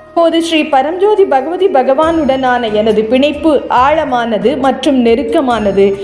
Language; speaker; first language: Tamil; native; Tamil